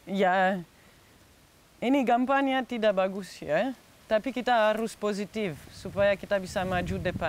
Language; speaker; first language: Indonesian; non-native, fluent; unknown